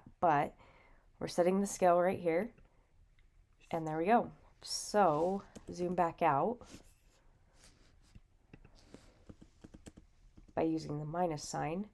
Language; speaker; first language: English; native; English